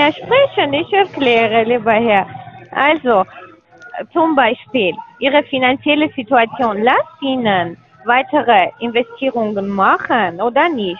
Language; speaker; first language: German; non-native, learner; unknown